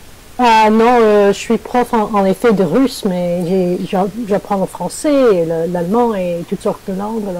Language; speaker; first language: French; non-native, learner; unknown